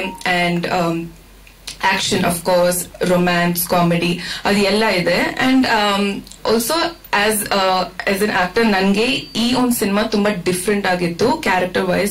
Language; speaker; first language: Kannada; non-native, fluent; Malayalam